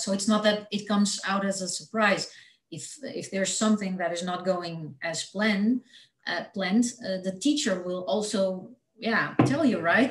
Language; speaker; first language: English; non-native, fluent; Portuguese